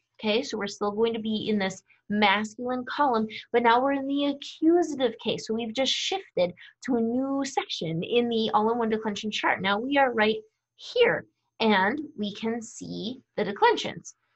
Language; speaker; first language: English; native; English